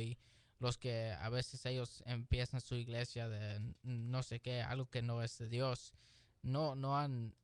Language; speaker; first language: Spanish; early bilingual, heritage; Spanish